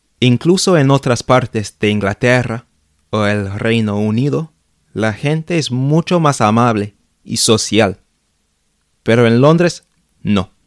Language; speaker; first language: Spanish; non-native, fluent; English